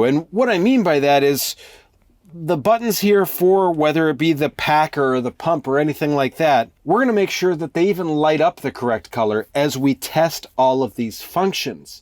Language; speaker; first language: English; native; English